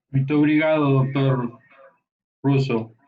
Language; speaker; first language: Portuguese; non-native, learner; Spanish